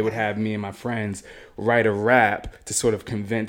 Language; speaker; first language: English; native; English